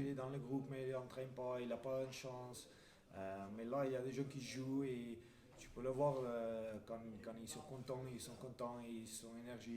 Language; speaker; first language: French; non-native, fluent; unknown